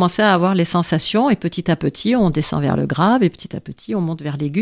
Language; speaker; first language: French; native; French